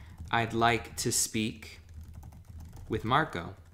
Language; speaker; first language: English; native; English